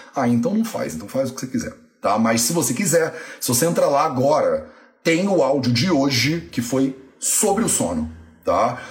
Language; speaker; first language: Portuguese; native; Portuguese